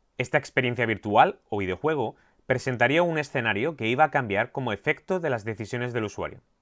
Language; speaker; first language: Spanish; native; Spanish